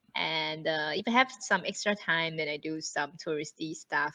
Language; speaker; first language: English; non-native, fluent; Thai